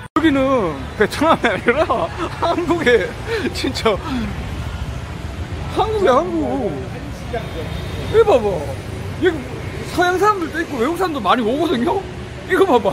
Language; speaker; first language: Korean; native; Korean